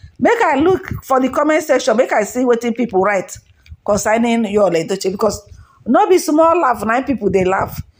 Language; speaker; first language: Nigerian Pidgin; non-native, local second language; Igbo